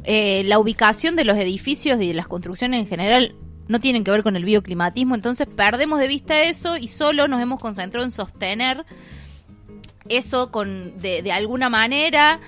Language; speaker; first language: Spanish; native; Spanish